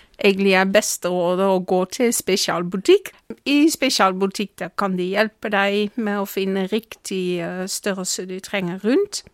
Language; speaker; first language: Norwegian; non-native, fluent; Dutch